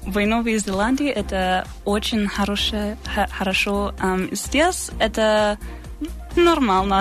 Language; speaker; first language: Russian; non-native, learner; English